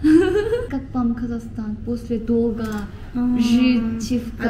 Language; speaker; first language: Russian; non-native, learner; Korean